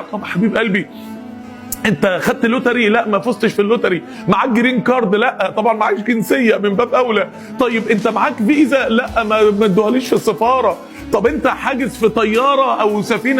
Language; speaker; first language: Arabic; native; Arabic